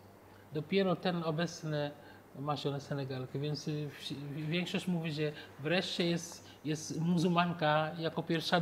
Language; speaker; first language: Polish; non-native, fluent; Wolof